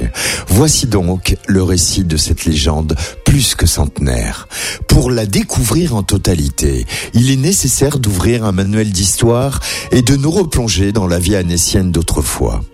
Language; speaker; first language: French; native; French